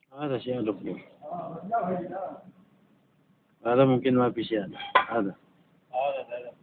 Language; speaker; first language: Arabic; non-native, learner; Hindi